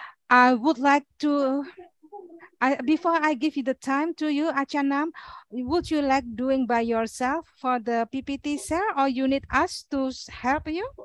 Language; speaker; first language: English; non-native, learner; Indonesian